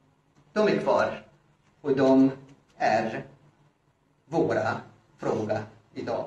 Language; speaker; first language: Swedish; non-native, fluent; Arabic